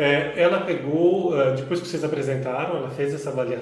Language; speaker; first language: Portuguese; native; Portuguese